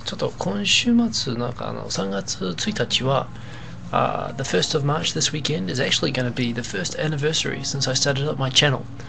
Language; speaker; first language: English; native; English